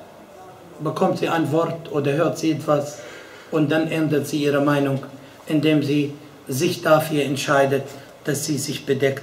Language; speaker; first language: German; non-native, fluent; Arabic